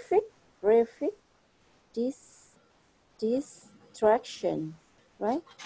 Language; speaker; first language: English; non-native, fluent; Vietnamese